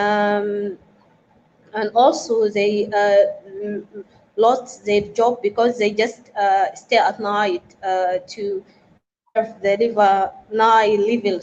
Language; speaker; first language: English; non-native, fluent; Arabic